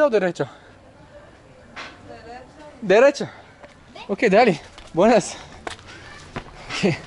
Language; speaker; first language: Spanish; non-native, learner; French